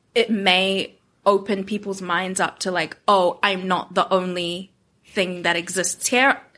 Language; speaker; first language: English; non-native, local second language; Japanese